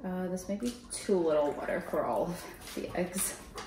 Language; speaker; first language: English; early bilingual, other home language; Russian